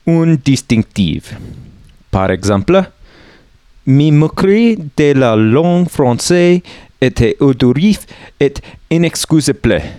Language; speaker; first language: French; non-native, learner; English